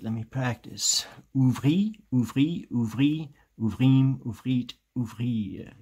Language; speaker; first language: French; non-native, fluent; English